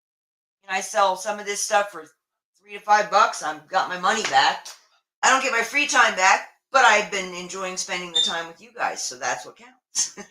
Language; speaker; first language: English; native; English